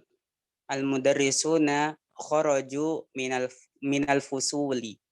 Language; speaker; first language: Arabic; non-native, learner; Indonesian